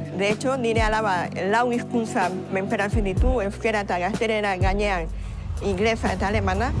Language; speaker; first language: Basque; non-native, fluent; Spanish